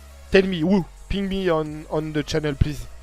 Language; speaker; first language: English; non-native, learner; French